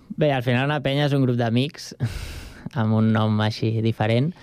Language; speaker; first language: Catalan; native; Catalan